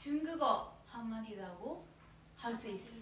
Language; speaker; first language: Korean; non-native, learner; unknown